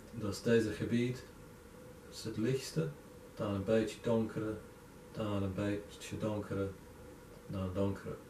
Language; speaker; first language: Dutch; non-native, fluent; English